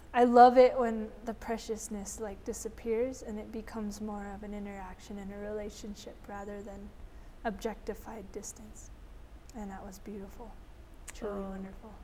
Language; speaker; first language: English; native; English